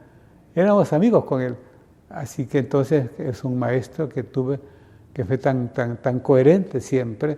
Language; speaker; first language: Spanish; native; Spanish